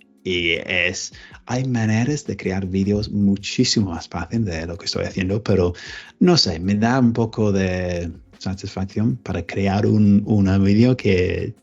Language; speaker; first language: Spanish; non-native, learner; English